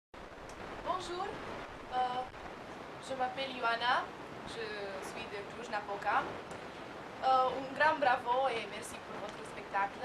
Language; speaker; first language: French; non-native, learner; Romanian